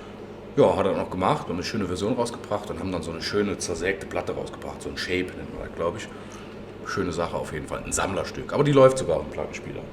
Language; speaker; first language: German; native; German